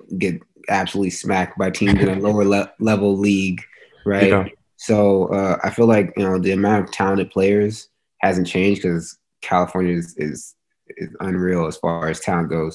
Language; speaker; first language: English; native; English